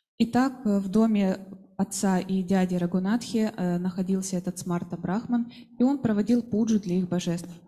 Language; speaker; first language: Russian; native; Russian